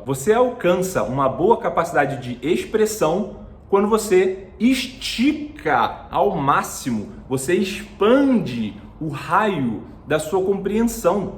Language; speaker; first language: Portuguese; native; Portuguese